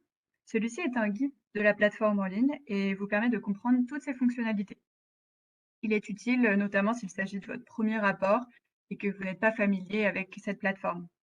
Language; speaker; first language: French; native; French